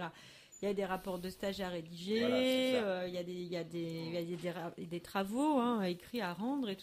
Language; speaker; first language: French; native; French